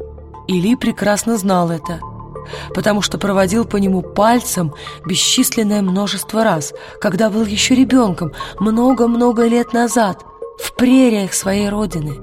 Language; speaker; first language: Russian; native; Russian